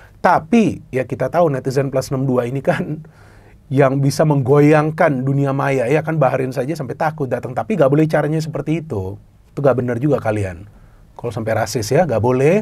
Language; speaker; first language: Indonesian; native; Indonesian